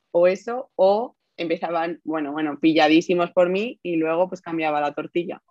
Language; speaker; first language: Spanish; native; Spanish